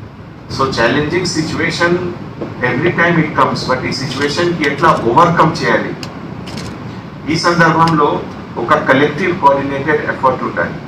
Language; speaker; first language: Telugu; non-native, fluent; Hindi